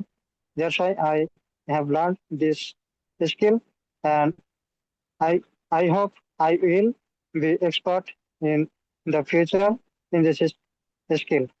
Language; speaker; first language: English; non-native, learner; Bangla